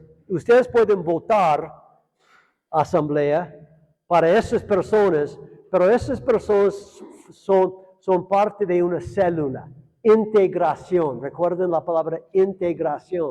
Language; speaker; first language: Spanish; non-native, fluent; English